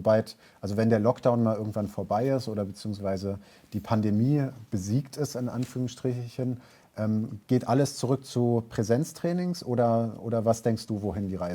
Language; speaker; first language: German; native; German